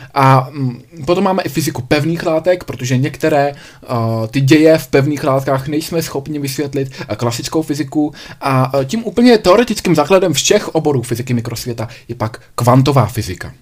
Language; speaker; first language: Czech; native; Czech